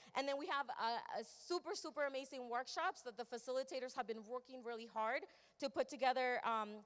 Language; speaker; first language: English; early bilingual, other home language; Spanish